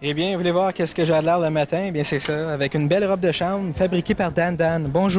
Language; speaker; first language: French; native; French